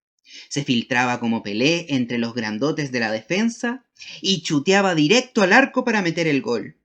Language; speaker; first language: Spanish; native; Spanish